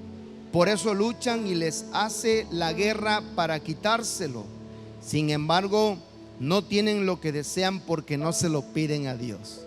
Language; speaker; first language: Spanish; native; Spanish